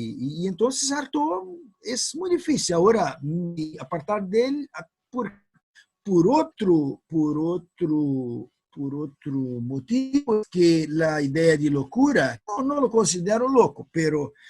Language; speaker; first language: Spanish; non-native, fluent; Portuguese